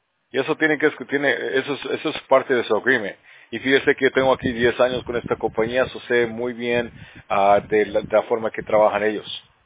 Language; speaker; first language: Spanish; early bilingual, heritage; Spanish